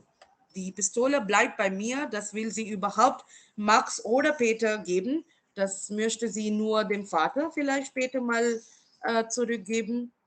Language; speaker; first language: German; non-native, fluent; Marathi